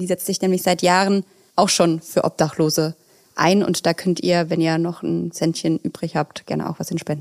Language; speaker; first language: German; native; German